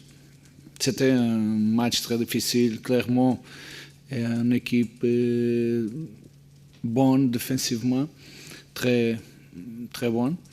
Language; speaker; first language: French; non-native, learner; Portuguese